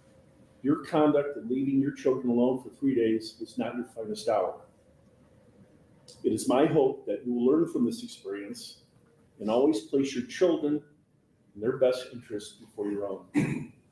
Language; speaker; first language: English; native; English